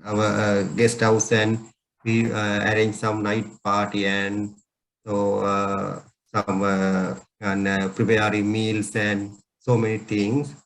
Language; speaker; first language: English; non-native, learner; Sinhala